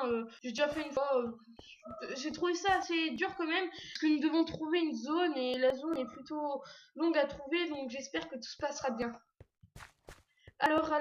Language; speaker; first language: French; native; French